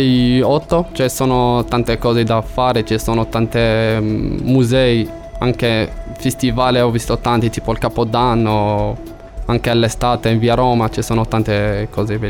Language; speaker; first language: Italian; non-native, learner; Arabic